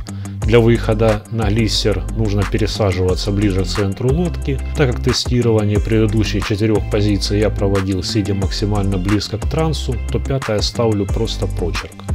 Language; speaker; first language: Russian; native; Russian